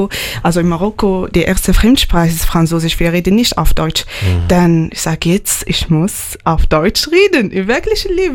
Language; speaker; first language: German; non-native, learner; Arabic